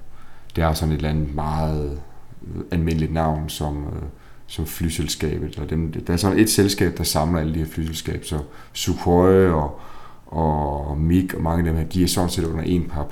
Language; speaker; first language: Danish; native; Danish